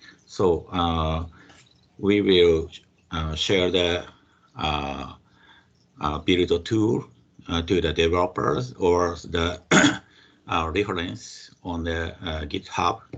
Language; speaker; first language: English; non-native, fluent; Japanese